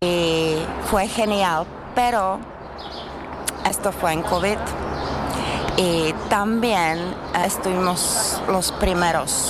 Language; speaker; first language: Spanish; non-native, learner; Czech